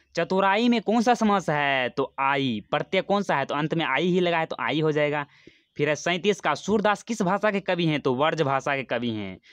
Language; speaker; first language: Hindi; native; Hindi